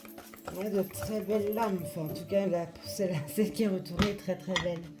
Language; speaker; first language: French; native; French